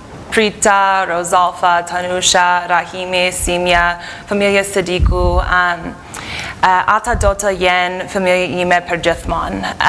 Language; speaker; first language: Albanian; non-native, learner; English